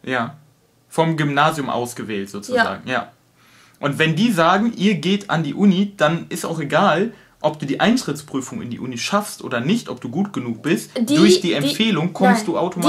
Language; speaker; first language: German; native; German